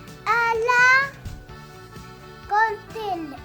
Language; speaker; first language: French; non-native, learner; Arabic